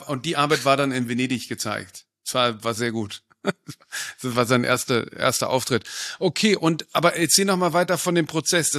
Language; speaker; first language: German; native; German